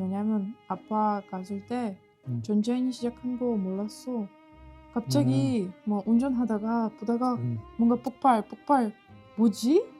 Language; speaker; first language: Korean; non-native, fluent; Ukrainian